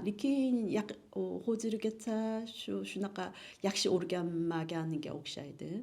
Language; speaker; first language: Uzbek; non-native, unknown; Korean